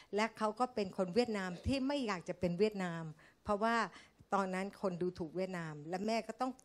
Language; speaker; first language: Thai; native; Thai